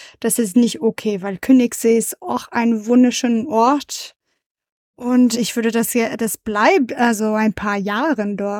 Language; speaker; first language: German; non-native, learner; French